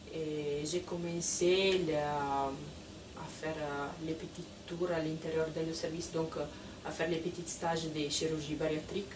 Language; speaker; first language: French; non-native, fluent; Italian